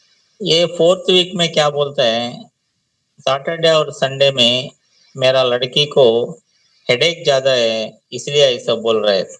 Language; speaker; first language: Hindi; non-native, local second language; Telugu